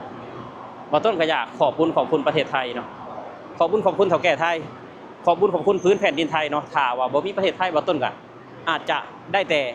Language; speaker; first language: Thai; non-native, local second language; Lao